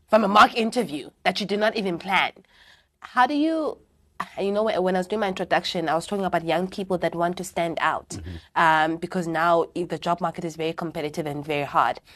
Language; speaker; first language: English; non-native, local second language; Xhosa